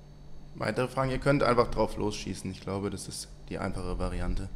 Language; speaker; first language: German; native; German